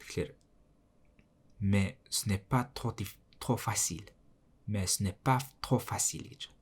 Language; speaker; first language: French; non-native, learner; Mongolian